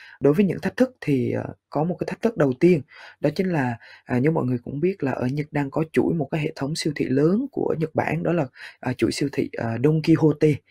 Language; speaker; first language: Vietnamese; native; Vietnamese